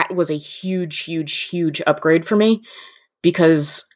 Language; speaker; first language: English; native; English